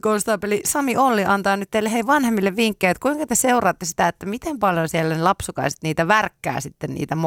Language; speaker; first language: Finnish; native; Finnish